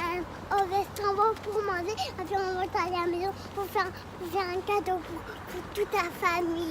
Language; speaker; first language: French; native; French